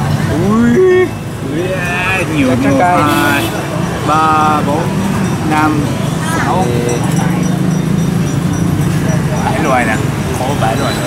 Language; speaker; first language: Vietnamese; non-native, learner; Japanese